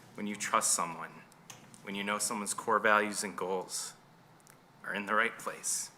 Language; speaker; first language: English; native; English